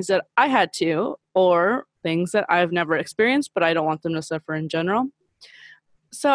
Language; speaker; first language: English; early bilingual, other home language; Spanish